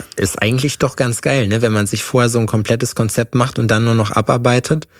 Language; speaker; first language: German; native; German